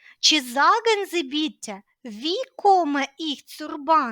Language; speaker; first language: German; non-native, fluent; Ukrainian